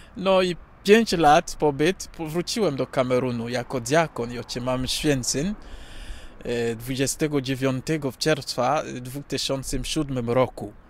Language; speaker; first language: Polish; non-native, learner; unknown